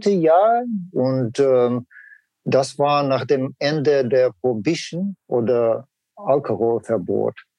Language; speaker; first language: German; non-native, learner; Russian